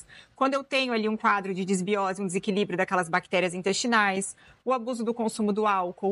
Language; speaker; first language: Portuguese; native; Portuguese